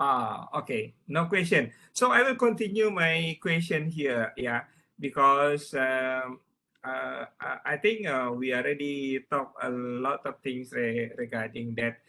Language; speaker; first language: English; non-native, learner; Indonesian